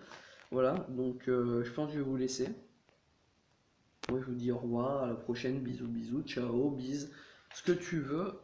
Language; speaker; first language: French; native; French